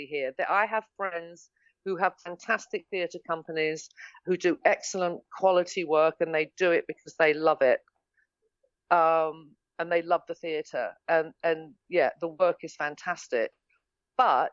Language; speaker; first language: English; native; English